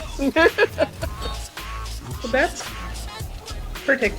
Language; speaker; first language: English; native; English